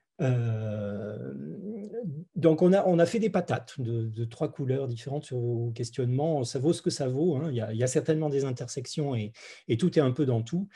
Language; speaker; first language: French; native; French